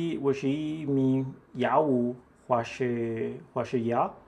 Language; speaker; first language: Chinese; non-native, learner; Spanish